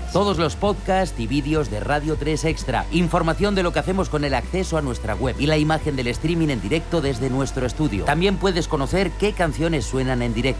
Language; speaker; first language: Spanish; native; Spanish